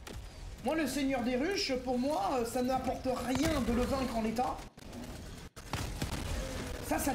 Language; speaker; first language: French; native; French